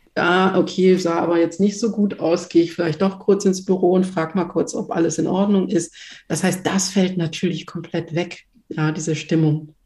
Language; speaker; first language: German; early bilingual, other home language; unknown